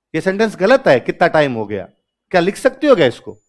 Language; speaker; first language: Hindi; non-native, local second language; Rajasthani